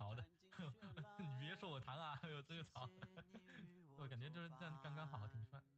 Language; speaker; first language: Chinese; native; Chinese